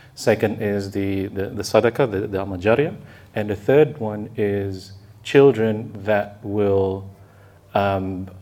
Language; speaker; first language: English; non-native, fluent; Indonesian